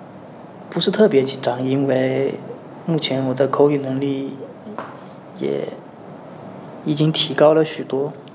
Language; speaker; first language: Spanish; non-native, learner; Chinese